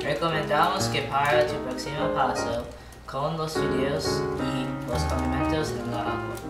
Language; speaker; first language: Spanish; non-native, learner; English